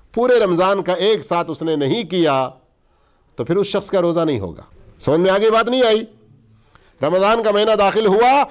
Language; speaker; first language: Urdu; native; Urdu